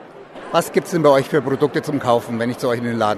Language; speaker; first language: German; native; German